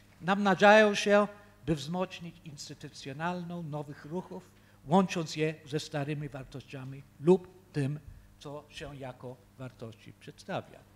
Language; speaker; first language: Polish; early bilingual, heritage; Polish